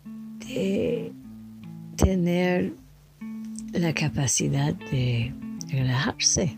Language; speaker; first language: Spanish; non-native, learner; French